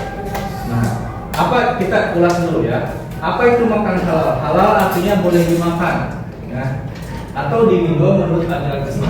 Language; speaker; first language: Indonesian; native; Indonesian